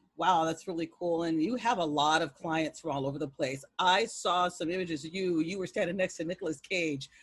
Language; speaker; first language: English; native; English